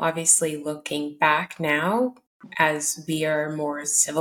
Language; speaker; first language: English; early bilingual, other home language; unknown